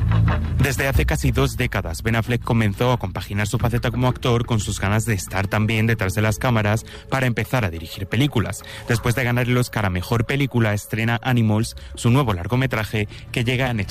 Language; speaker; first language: Spanish; native; Spanish